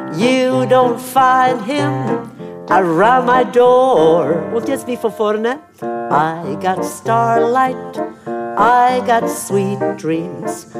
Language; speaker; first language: German; non-native, fluent; Swedish